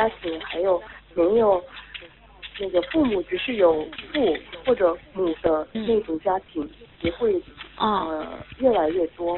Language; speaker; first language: Chinese; non-native, fluent; Korean